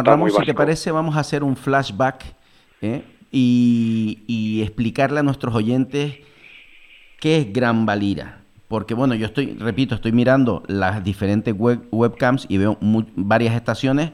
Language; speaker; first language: Spanish; native; Spanish